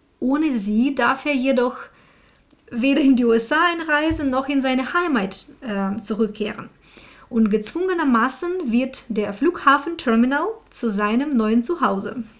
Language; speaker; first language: German; non-native, fluent; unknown